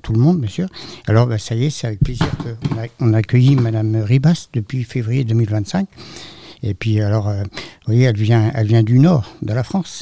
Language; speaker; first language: French; native; French